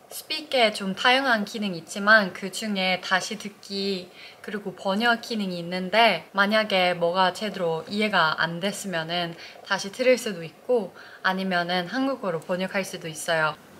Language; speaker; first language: Korean; non-native, fluent; Norwegian